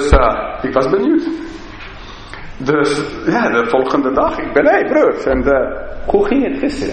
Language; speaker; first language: Dutch; non-native, fluent; English